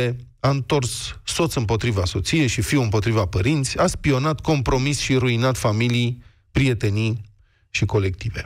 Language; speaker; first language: Romanian; native; Romanian